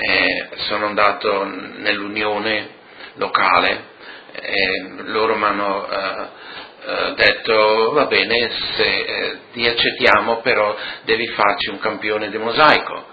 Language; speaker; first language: Italian; non-native, local second language; Friulian